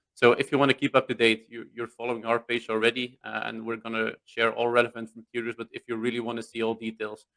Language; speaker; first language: English; non-native, fluent; Dutch